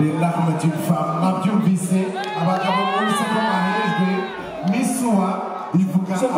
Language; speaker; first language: French; non-native, local second language; Kinyarwanda